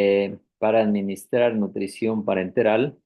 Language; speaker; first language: Spanish; native; Spanish